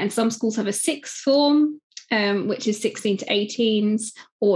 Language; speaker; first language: English; native; English